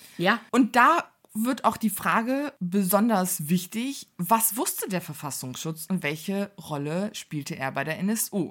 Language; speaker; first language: German; early bilingual, other home language; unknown